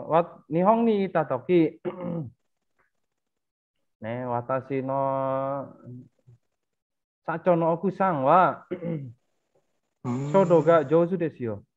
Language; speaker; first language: Japanese; non-native, fluent; Indonesian